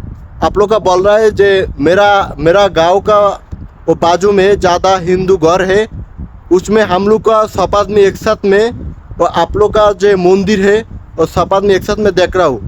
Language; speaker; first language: Hindi; non-native, learner; Bangla